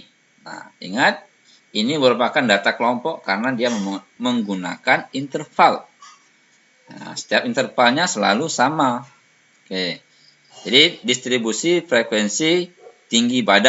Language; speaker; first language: Indonesian; native; Indonesian